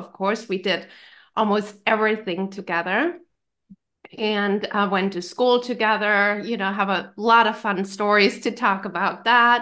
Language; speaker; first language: English; non-native, fluent; German